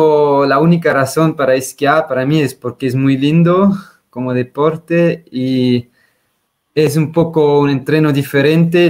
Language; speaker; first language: Spanish; non-native, fluent; Swiss German